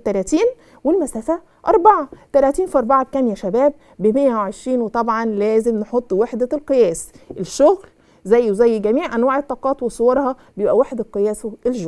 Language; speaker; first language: Arabic; native; Arabic